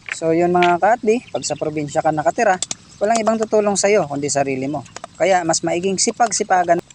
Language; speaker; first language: Filipino; non-native, local second language; Cebuano